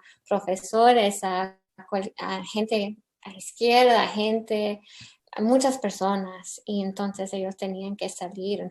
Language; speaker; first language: Spanish; early bilingual, heritage; English